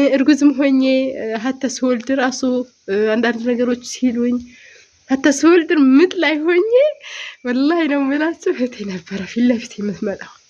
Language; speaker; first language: Amharic; non-native, local second language; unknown